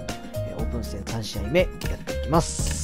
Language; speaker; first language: Japanese; native; Japanese